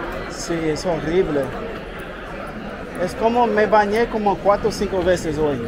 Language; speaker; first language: Spanish; non-native, learner; English